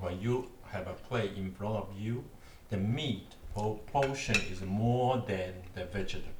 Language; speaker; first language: English; non-native, learner; Chinese